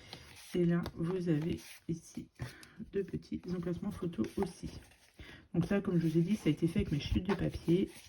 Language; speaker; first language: French; native; French